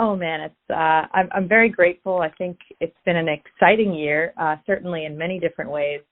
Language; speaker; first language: English; native; English